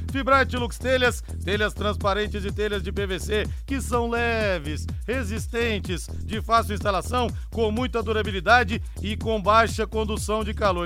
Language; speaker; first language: Portuguese; native; Portuguese